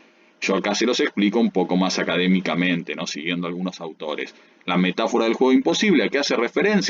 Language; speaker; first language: Spanish; native; Spanish